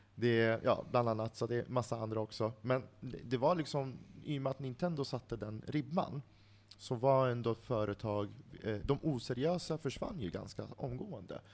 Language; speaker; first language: Swedish; early bilingual, other home language; Central Kurdish